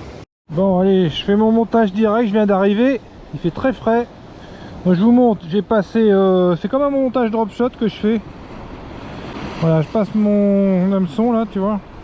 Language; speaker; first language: French; native; French